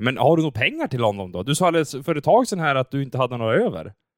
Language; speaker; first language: Swedish; native; Swedish